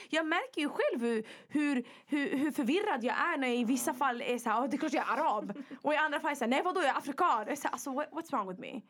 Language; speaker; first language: Swedish; native; Swedish